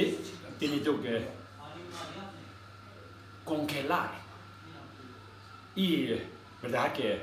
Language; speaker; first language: Spanish; non-native, learner; Tibetan